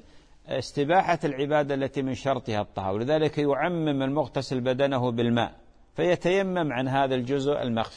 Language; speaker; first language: Arabic; native; Arabic